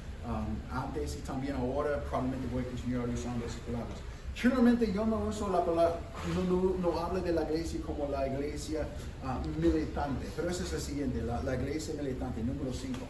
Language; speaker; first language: Spanish; non-native, fluent; English